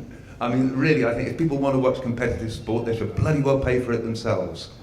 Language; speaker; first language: English; native; English